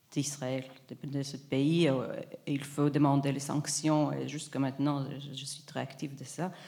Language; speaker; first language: French; non-native, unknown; Hebrew